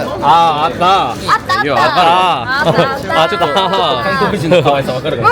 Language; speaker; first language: Japanese; non-native, fluent; Korean